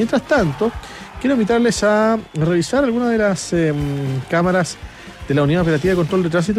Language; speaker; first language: Spanish; native; Spanish